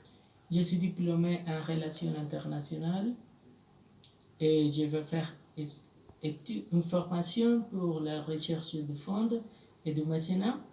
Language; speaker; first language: French; non-native, fluent; Spanish